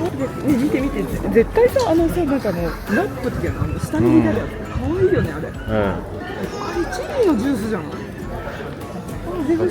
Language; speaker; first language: Japanese; native; Japanese